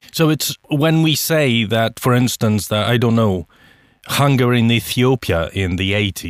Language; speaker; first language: English; non-native, fluent; Polish